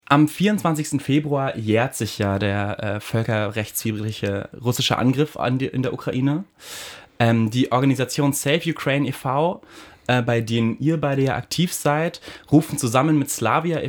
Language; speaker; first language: German; native; German